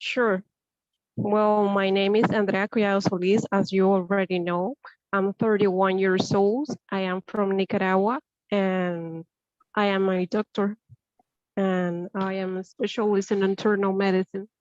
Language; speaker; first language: English; non-native, learner; Spanish